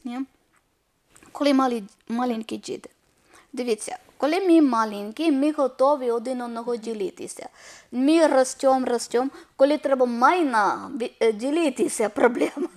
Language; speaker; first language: Ukrainian; non-native, learner; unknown